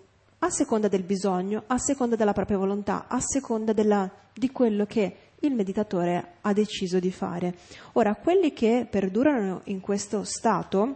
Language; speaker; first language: Italian; native; Italian